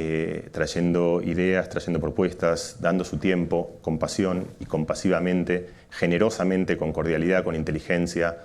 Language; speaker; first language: Spanish; native; Spanish